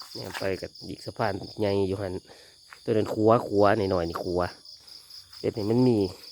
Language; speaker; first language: Thai; native; Thai